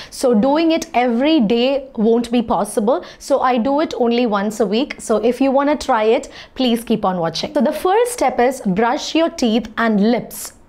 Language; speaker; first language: English; non-native, local second language; Malayalam